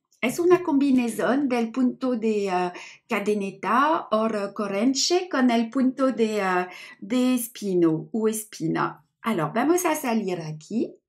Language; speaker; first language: Spanish; non-native, learner; French